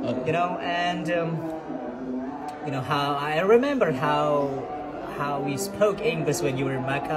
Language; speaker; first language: English; non-native, fluent; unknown